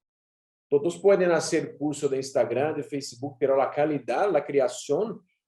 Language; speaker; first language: Spanish; non-native, learner; Portuguese